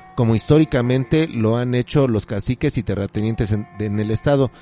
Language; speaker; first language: Spanish; native; Spanish